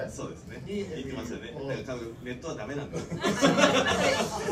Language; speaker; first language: Japanese; native; Japanese